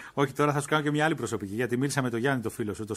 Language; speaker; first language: Greek; native; Greek